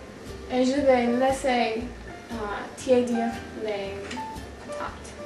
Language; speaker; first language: French; non-native, learner; English